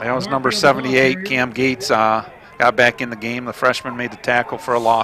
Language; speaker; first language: English; native; English